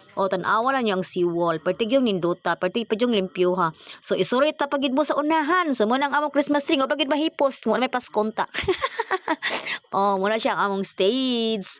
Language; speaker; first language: Cebuano; native; Cebuano